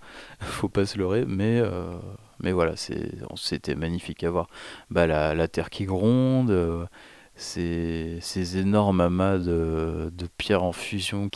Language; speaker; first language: French; native; French